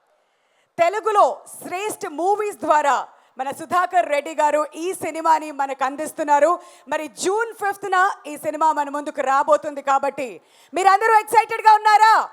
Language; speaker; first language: Telugu; native; Telugu